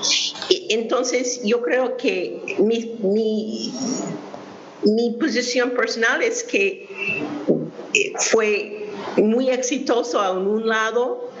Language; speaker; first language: Spanish; non-native, fluent; English